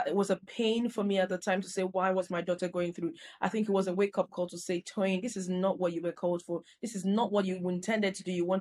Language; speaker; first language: English; non-native, local second language; Yoruba